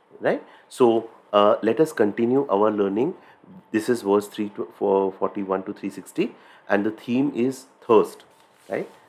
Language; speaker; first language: English; non-native, local second language; Hindi